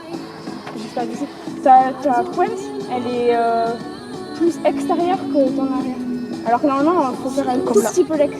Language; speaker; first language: French; native; French